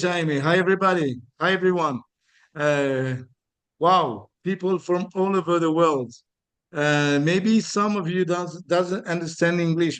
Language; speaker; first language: English; non-native, fluent; French